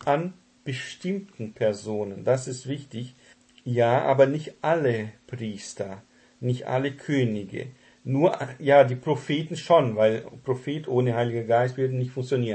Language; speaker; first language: German; non-native, fluent; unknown